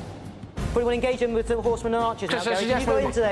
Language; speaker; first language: English; native; English